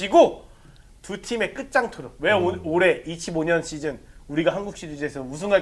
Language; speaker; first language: Korean; native; Korean